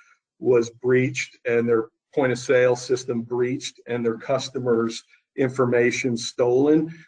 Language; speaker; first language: English; native; English